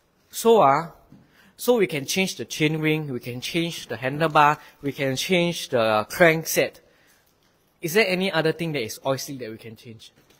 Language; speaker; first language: English; non-native, local second language; Chinese